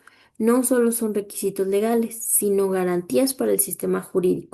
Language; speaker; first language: Spanish; native; Spanish